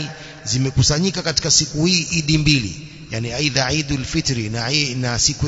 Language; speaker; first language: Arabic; non-native, fluent; Swahili